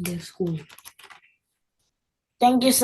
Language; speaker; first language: English; non-native, learner; Bangla